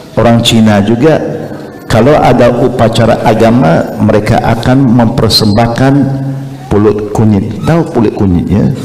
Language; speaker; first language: Malay; non-native, local second language; Chinese